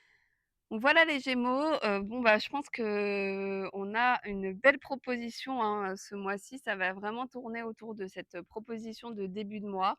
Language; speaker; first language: French; native; French